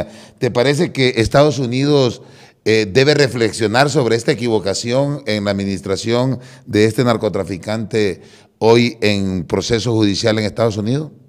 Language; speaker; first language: Spanish; native; Spanish